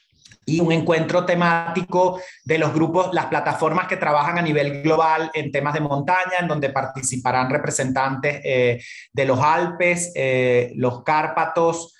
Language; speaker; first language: Spanish; native; Spanish